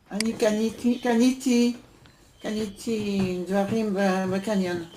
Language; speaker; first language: Hebrew; non-native, learner; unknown